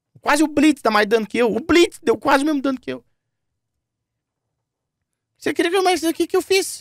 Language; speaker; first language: Portuguese; native; Portuguese